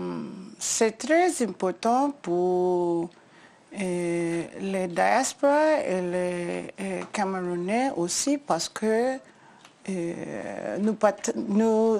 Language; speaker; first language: French; non-native, learner; English